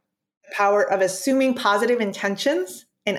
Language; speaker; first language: English; early bilingual, other home language; Spanish